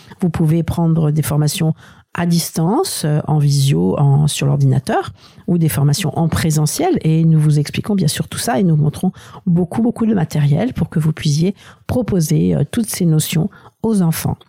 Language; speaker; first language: French; native; French